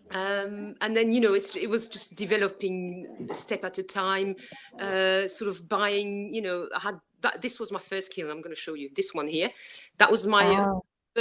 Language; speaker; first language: English; non-native, fluent; French